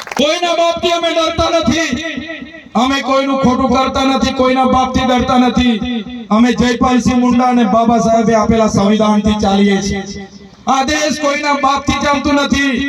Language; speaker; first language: Gujarati; non-native, local second language; Vasavi